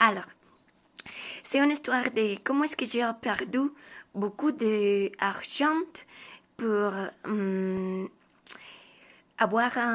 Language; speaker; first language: French; non-native, learner; Spanish